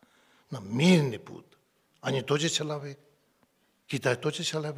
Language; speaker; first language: Russian; non-native, learner; Tibetan